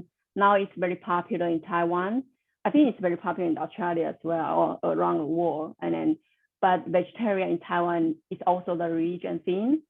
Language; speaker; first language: English; non-native, learner; Chinese